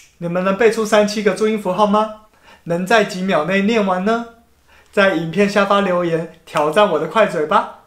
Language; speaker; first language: Chinese; native; Chinese